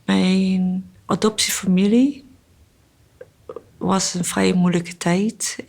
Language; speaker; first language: Dutch; early bilingual, other home language; Korean